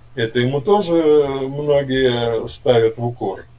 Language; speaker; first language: Russian; native; Russian